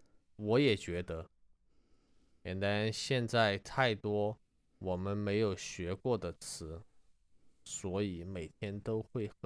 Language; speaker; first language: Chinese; non-native, learner; English